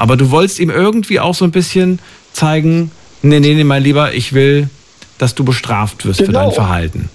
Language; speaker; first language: German; native; German